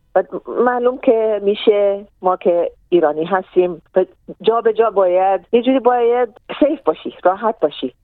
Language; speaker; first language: Persian; non-native, fluent; Arabic